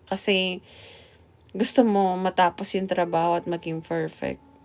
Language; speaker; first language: Filipino; non-native, local second language; Bikol